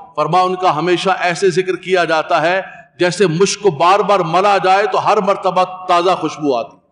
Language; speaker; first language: Urdu; native; Urdu